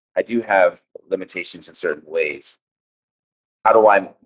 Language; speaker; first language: English; native; English